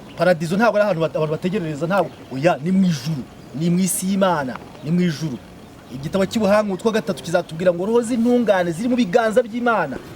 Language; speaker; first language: Kinyarwanda; native; Kinyarwanda